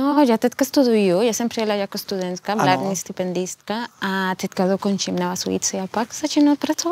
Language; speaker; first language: Czech; non-native, fluent; Spanish